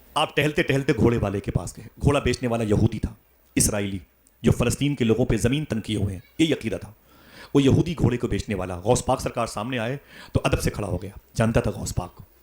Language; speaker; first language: Urdu; native; Urdu